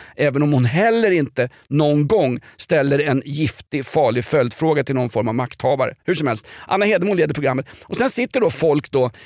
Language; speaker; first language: Swedish; native; Swedish